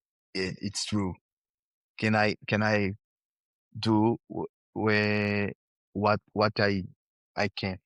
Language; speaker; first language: English; non-native, learner; Portuguese